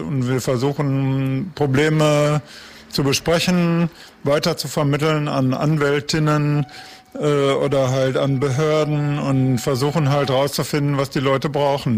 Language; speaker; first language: German; native; German